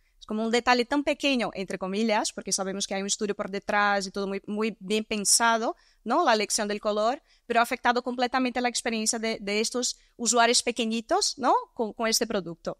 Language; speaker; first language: Spanish; non-native, fluent; Portuguese